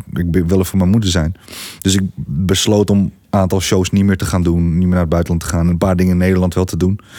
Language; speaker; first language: Dutch; early bilingual, other home language; Greek